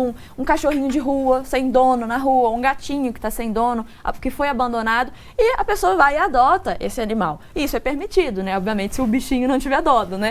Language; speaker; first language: Portuguese; native; Portuguese